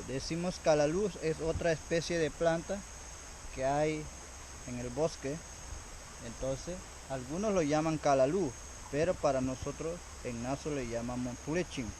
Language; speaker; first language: Spanish; non-native, local second language; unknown